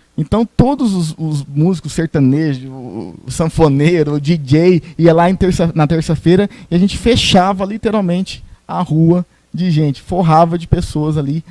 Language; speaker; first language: Portuguese; native; Portuguese